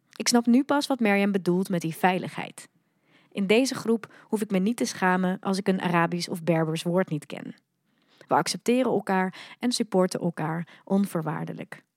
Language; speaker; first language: Dutch; early bilingual, other home language; Arabic